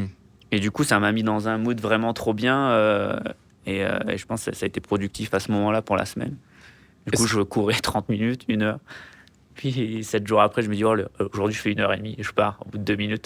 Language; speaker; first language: French; native; French